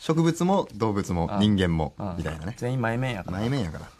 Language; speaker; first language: Japanese; native; Japanese